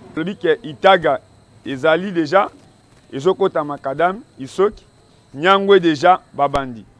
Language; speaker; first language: Lingala; native; Lingala